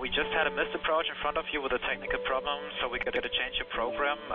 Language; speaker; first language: English; non-native, fluent; German